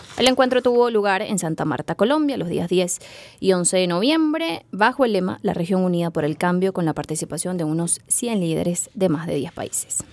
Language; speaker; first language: Spanish; native; Spanish